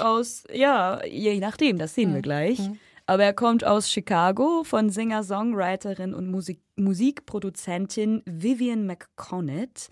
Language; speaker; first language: German; native; German